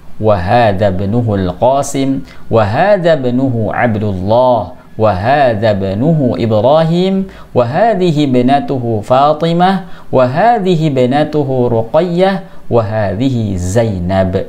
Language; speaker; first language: Arabic; non-native, fluent; Indonesian